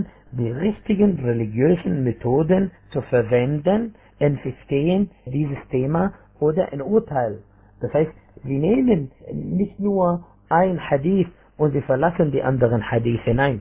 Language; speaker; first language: German; non-native, fluent; Arabic